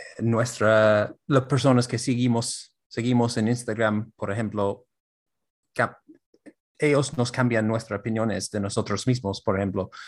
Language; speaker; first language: Spanish; non-native, fluent; English